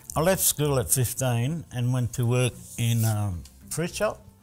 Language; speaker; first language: English; early bilingual, other home language; Italian